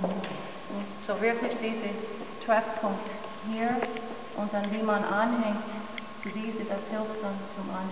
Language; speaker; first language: German; non-native, learner; English